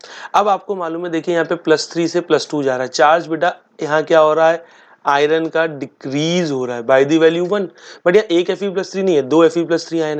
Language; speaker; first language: Hindi; native; Hindi